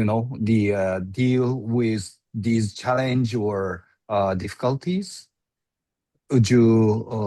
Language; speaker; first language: English; non-native, learner; Japanese